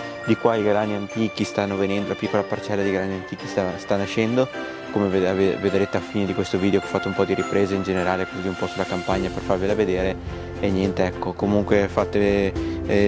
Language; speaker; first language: Italian; native; Italian